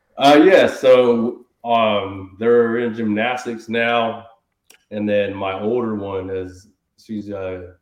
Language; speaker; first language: English; native; English